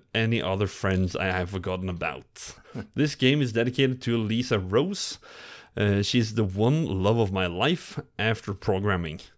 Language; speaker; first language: English; non-native, fluent; Norwegian